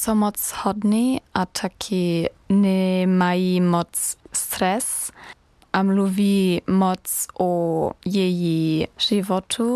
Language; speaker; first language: Czech; non-native, learner; German